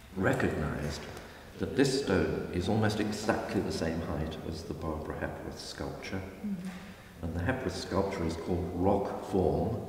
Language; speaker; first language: English; native; English